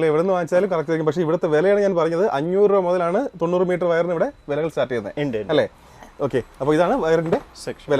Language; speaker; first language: Malayalam; native; Malayalam